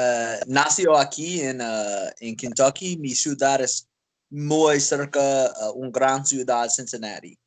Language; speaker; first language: Spanish; non-native, learner; English